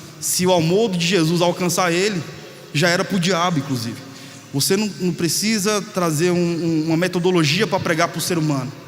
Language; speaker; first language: Portuguese; native; Portuguese